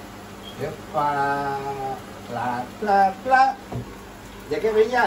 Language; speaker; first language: Dutch; non-native, local second language; Caribbean Hindustani